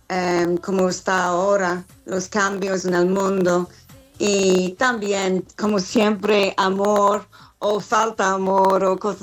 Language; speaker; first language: Spanish; non-native, fluent; English